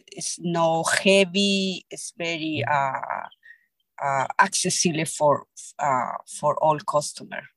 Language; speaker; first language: English; non-native, learner; Spanish